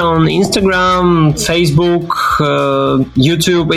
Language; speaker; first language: English; non-native, fluent; Ukrainian